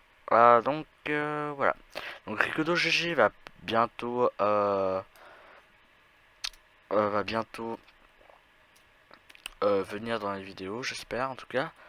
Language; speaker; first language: French; native; French